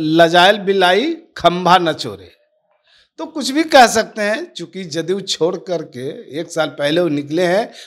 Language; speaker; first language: Hindi; native; Hindi